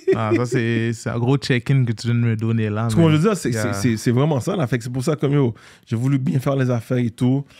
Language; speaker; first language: French; native; French